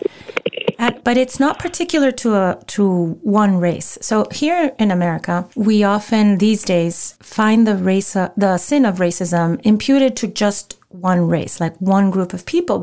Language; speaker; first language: English; non-native, fluent; Spanish